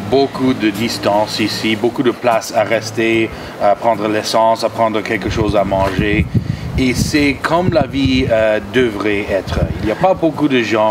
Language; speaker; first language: French; non-native, learner; English